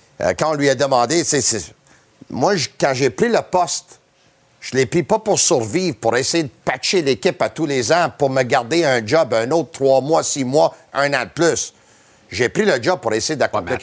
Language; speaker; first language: French; native; French